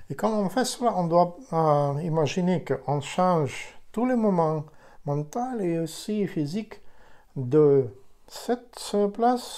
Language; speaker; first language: French; non-native, fluent; Ukrainian